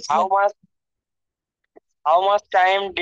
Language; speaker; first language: English; non-native, learner; Bangla